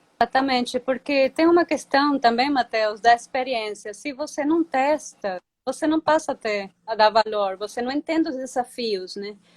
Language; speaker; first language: Portuguese; non-native, fluent; Spanish